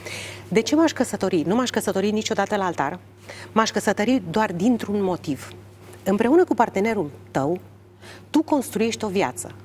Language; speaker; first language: Romanian; native; Romanian